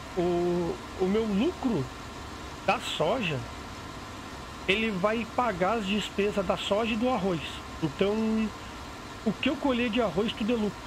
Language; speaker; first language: Portuguese; native; Portuguese